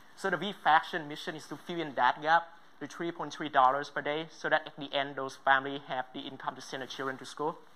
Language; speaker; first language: English; non-native, fluent; Vietnamese